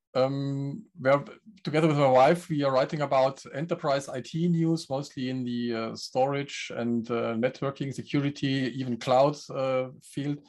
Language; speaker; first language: English; non-native, fluent; German